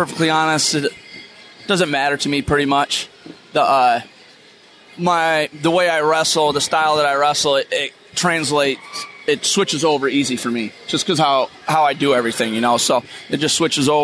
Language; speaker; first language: English; native; English